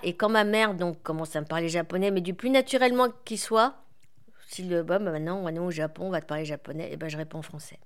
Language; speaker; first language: French; native; French